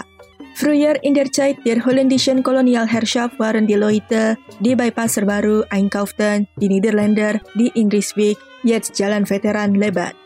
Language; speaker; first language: German; non-native, fluent; Indonesian